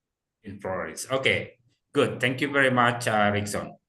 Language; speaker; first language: English; non-native, fluent; Indonesian